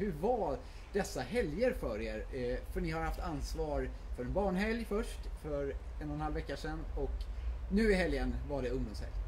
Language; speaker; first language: Swedish; native; Swedish